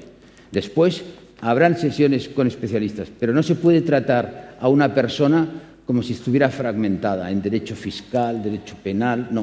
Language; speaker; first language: Spanish; native; Spanish